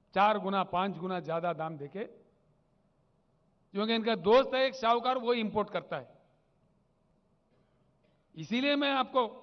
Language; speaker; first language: Hindi; non-native, local second language; Telugu